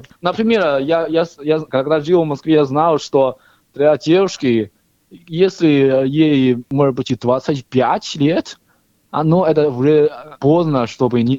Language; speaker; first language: Russian; non-native, learner; Chinese